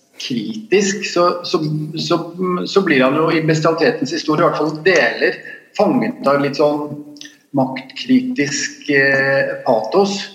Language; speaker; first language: Norwegian; native; Norwegian